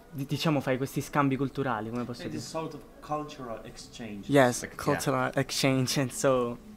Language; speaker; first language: English; non-native, learner; Italian